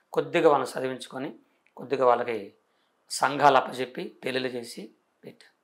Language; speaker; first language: Telugu; non-native, local second language; Koya